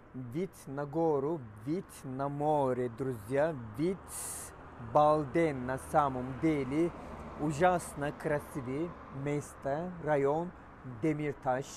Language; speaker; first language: Russian; non-native, fluent; Turkish